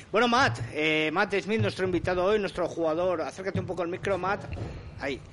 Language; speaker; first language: Spanish; native; Spanish